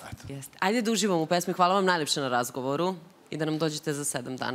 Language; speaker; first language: Serbian; native; Serbian